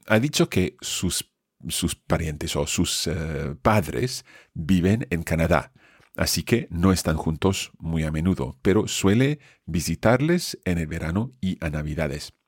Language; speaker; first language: Spanish; non-native, fluent; English